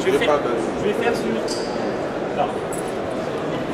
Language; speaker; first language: French; native; French